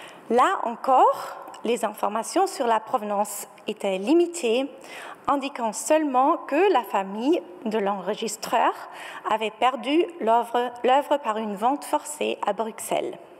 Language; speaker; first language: French; non-native, fluent; German